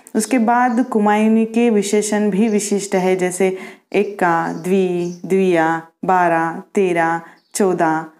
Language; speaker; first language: Hindi; non-native, local second language; Marathi